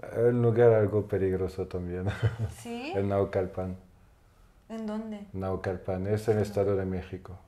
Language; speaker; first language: Spanish; non-native, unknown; French